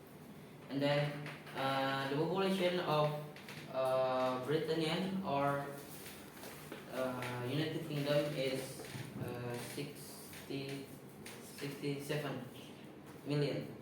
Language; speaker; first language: English; non-native, learner; Indonesian